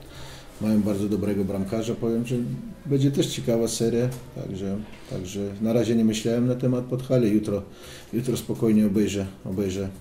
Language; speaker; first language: Polish; non-native, fluent; Russian